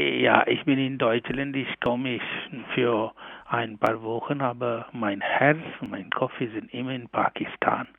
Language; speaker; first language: German; non-native, learner; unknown